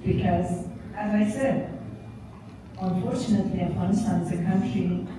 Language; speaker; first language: English; non-native, fluent; Persian